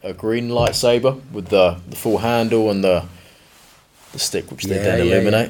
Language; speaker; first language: English; native; English